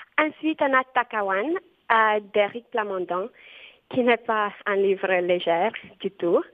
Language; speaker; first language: French; non-native, fluent; Romanian